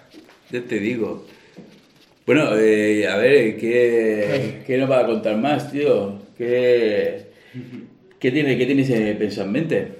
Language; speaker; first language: Spanish; native; Spanish